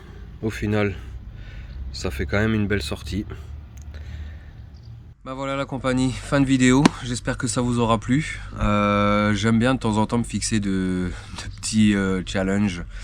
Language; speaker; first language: French; native; French